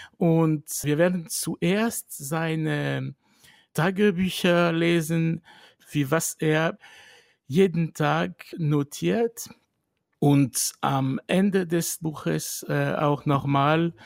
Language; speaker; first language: German; non-native, fluent; French